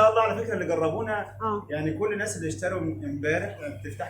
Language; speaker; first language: Arabic; native; Arabic